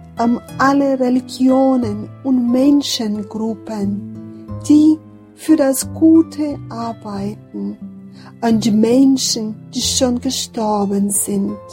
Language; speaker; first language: German; non-native, fluent; Portuguese